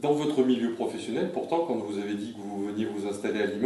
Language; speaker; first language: French; native; French